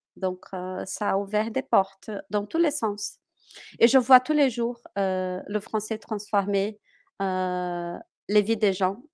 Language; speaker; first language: French; non-native, fluent; Portuguese